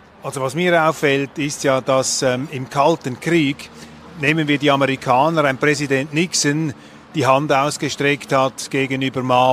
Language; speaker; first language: German; native; German